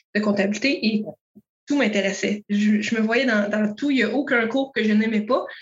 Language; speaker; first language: French; native; French